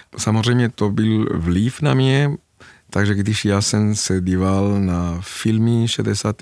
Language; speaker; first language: Czech; non-native, fluent; Spanish